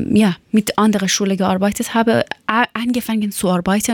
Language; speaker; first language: German; non-native, learner; Persian